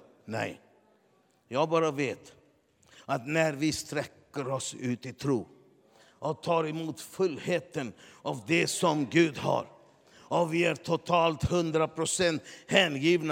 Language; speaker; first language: Swedish; non-native, fluent; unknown